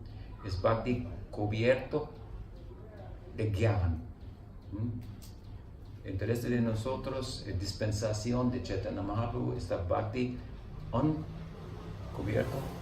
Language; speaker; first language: Spanish; non-native, learner; English